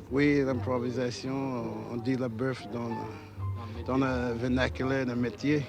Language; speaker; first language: French; non-native, learner; English